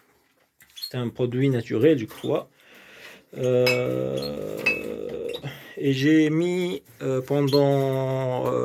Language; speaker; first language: French; non-native, local second language; Arabic